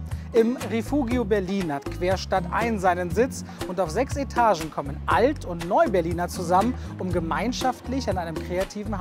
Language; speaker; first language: German; native; German